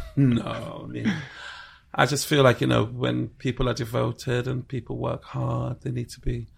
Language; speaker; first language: English; non-native, local second language; Akan